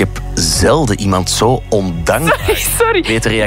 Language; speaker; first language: Dutch; native; Dutch